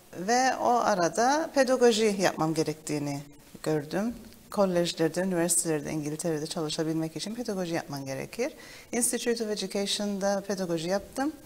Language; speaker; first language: Turkish; early bilingual, heritage; Turkish